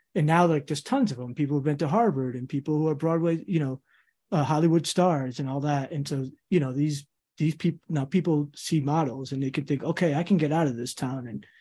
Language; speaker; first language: English; native; English